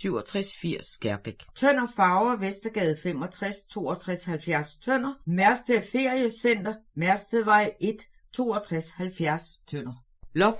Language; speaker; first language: Danish; native; Danish